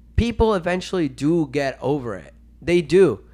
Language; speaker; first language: English; non-native, fluent; Spanish